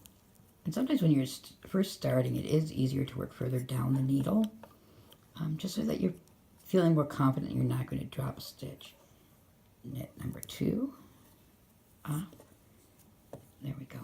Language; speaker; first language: English; native; English